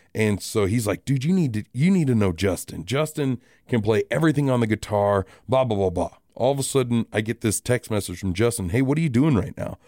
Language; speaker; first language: English; native; English